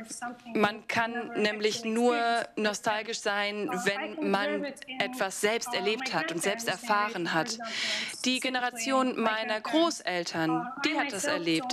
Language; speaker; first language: German; non-native, fluent; Russian